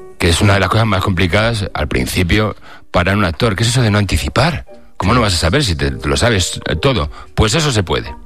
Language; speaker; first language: Spanish; native; Spanish